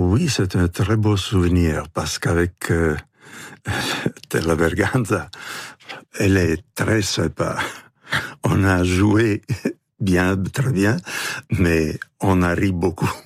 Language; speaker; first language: French; non-native, fluent; Italian